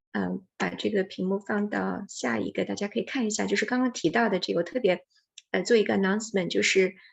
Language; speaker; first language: Chinese; native; Chinese